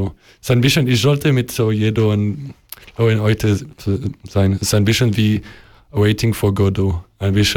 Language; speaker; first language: German; non-native, learner; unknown